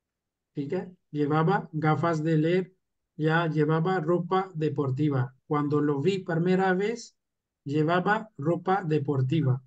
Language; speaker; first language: Spanish; non-native, fluent; Urdu